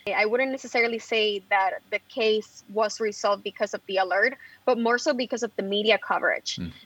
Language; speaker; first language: English; non-native, fluent; Spanish